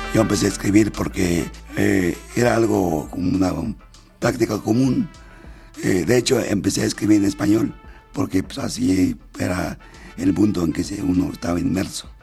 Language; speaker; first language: Spanish; non-native, local second language; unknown